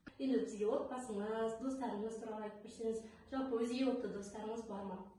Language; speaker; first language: Kazakh; native; Kazakh